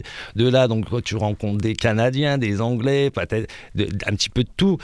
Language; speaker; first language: French; early bilingual, other home language; Arabic